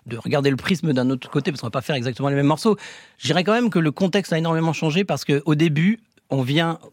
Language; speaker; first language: French; native; French